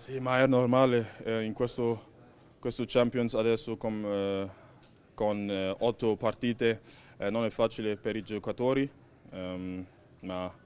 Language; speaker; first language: Italian; non-native, learner; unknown